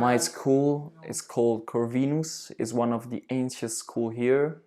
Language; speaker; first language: English; non-native, fluent; Italian